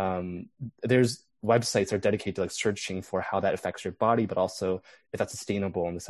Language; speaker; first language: English; native; English